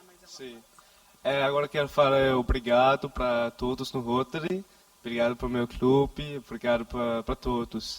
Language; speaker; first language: Portuguese; non-native, learner; Danish